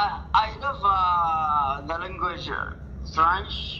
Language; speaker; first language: English; non-native, learner; Arabic